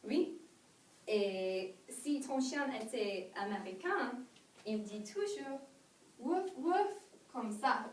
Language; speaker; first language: French; non-native, learner; English